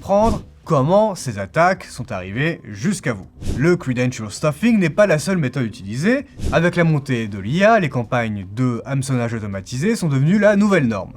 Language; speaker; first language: French; native; French